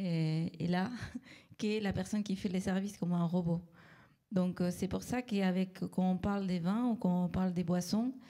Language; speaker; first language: French; non-native, fluent; Spanish